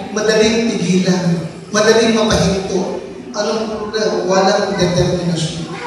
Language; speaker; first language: Filipino; native; Filipino